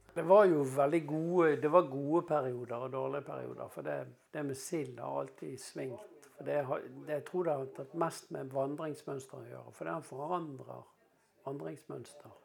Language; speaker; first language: Norwegian; native; Norwegian